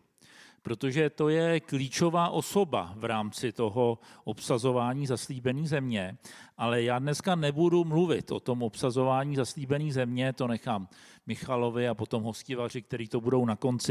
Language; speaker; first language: Czech; native; Czech